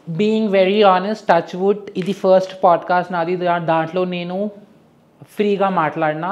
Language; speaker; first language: Telugu; non-native, local second language; Urdu